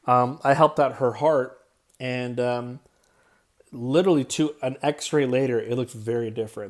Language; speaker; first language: English; native; English